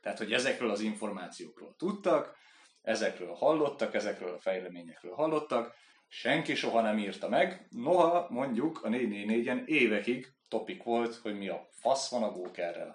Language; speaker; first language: Hungarian; native; Hungarian